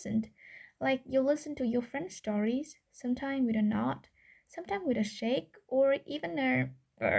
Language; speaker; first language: English; non-native, fluent; Vietnamese